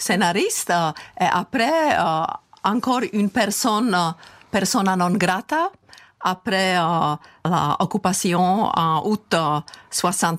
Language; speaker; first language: French; non-native, fluent; Czech